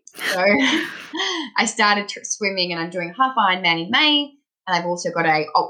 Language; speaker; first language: English; native; English